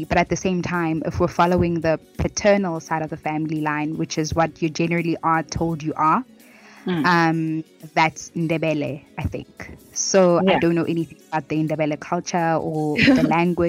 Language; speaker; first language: English; non-native, local second language; Tswana